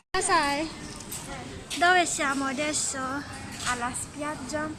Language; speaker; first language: Italian; non-native, learner; Thai